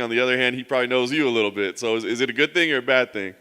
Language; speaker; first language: English; native; English